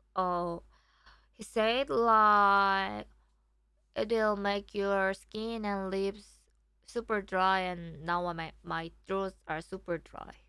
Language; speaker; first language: English; non-native, learner; Korean